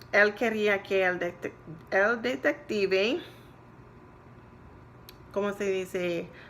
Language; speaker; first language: Spanish; non-native, learner; English